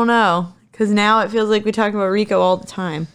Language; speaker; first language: English; native; English